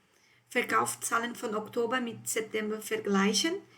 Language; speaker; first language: German; non-native, fluent; Portuguese